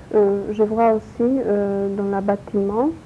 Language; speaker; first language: French; non-native, learner; Polish